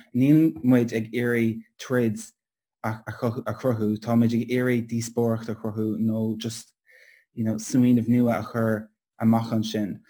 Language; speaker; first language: Irish; non-native, local second language; English